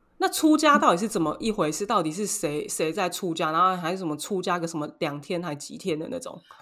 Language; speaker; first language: Chinese; native; Chinese